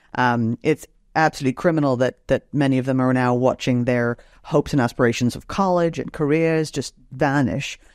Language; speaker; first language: English; native; English